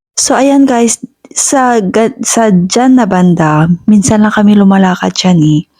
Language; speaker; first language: Filipino; non-native, local second language; Hiligaynon